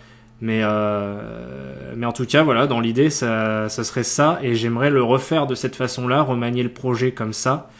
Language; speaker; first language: French; native; French